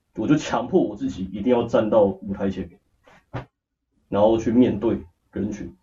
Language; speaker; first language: Chinese; native; Chinese